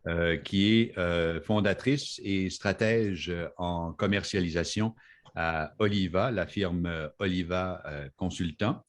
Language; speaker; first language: French; native; French